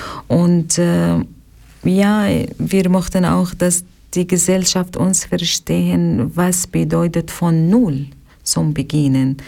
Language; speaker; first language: German; non-native, learner; Arabic